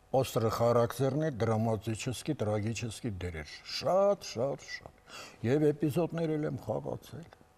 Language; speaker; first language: Armenian; native; Armenian